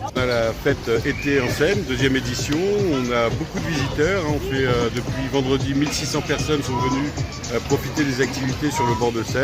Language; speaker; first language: French; native; French